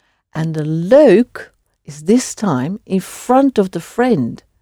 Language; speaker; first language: English; native; English